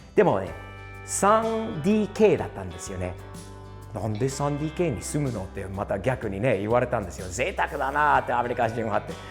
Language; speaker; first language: Japanese; non-native, fluent; English